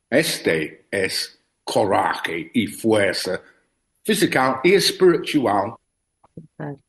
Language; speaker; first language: Spanish; non-native, learner; English